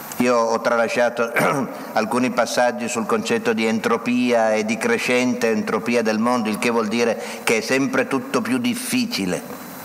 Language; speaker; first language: Italian; native; Italian